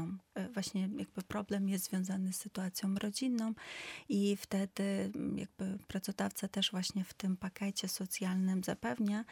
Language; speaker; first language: Polish; non-native, fluent; Ukrainian